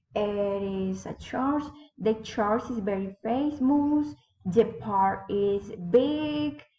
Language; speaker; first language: English; non-native, learner; Spanish